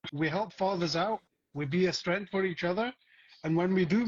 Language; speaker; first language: English; native; English